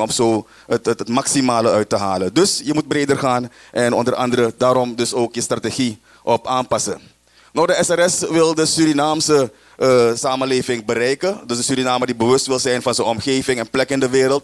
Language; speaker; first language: Dutch; native; Dutch